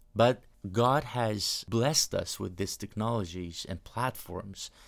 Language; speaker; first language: English; non-native, fluent; Persian